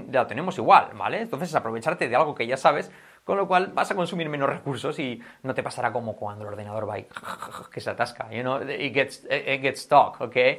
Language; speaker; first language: Spanish; native; Spanish